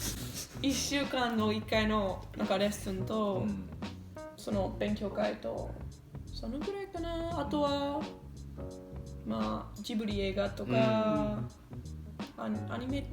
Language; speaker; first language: Japanese; non-native, fluent; English